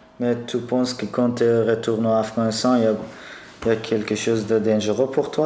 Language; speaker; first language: French; non-native, learner; Persian